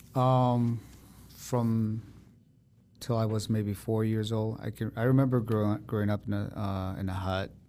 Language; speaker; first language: English; early bilingual, other home language; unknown